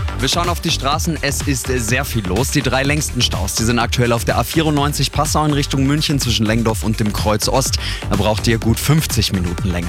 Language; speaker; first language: German; native; German